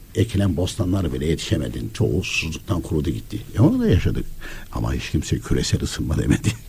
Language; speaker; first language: Turkish; native; Turkish